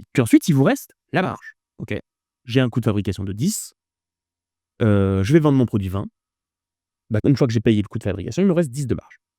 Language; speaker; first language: French; native; French